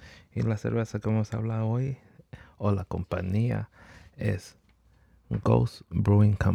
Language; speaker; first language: Spanish; early bilingual, heritage; Spanish